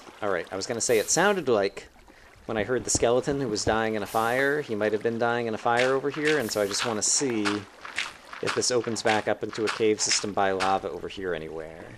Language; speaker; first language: English; native; English